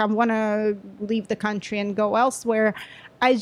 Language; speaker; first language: English; non-native, fluent; Russian